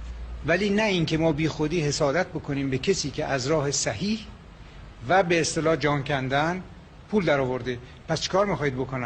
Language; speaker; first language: Persian; native; Persian